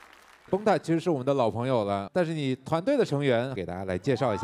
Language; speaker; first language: Chinese; native; Chinese